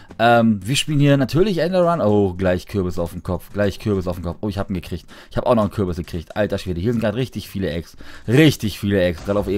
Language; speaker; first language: German; native; German